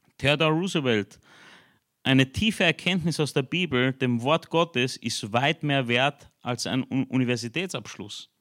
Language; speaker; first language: German; early bilingual, other home language; Romanian